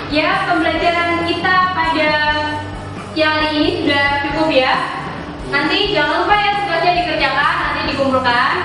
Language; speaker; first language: Indonesian; native; Indonesian